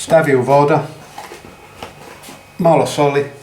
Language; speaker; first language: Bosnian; non-native, learner; English